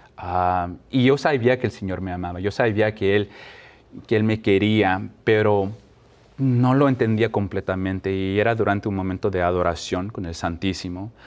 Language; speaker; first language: Spanish; early bilingual, heritage; Spanish